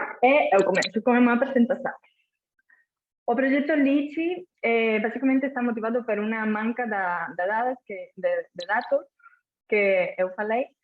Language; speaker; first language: Portuguese; non-native, fluent; Catalan